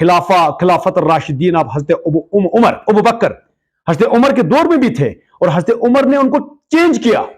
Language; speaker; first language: Urdu; native; Urdu